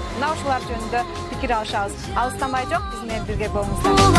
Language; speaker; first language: Kyrgyz; native; Kyrgyz